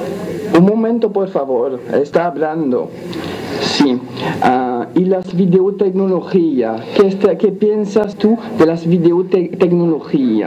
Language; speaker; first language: Spanish; non-native, learner; French